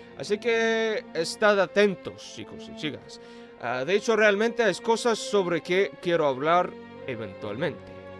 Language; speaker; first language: Spanish; non-native, fluent; Russian